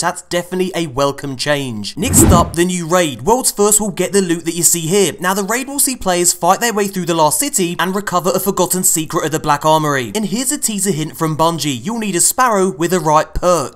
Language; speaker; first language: English; native; English